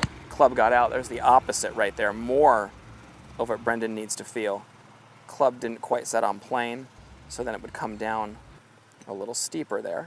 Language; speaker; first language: English; native; English